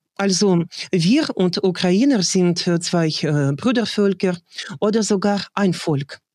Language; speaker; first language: German; non-native, fluent; Russian